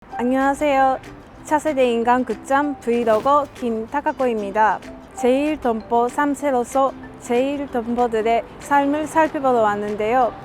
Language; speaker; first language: Korean; early bilingual, heritage; Korean